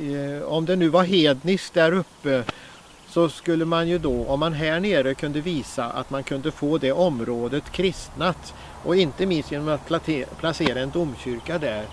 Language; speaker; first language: Swedish; native; Swedish